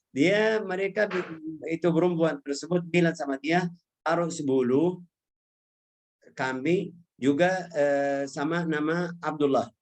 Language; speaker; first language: Indonesian; non-native, fluent; Arabic